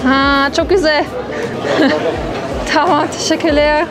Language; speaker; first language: Turkish; non-native, learner; German